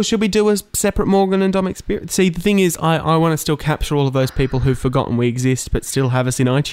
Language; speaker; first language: English; native; English